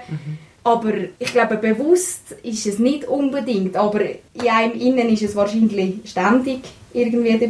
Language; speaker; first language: German; native; German